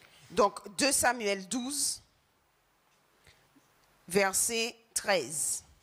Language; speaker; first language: French; native; French